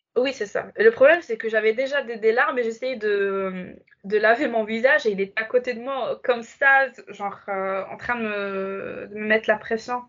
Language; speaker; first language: French; non-native, local second language; Arabic